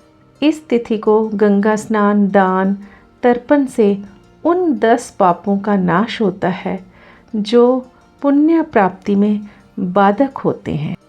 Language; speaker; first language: Hindi; native; Hindi